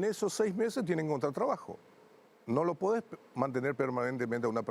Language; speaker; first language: Spanish; native; Spanish